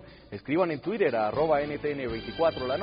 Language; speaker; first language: Spanish; native; Spanish